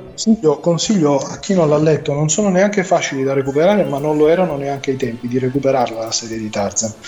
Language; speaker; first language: Italian; native; Italian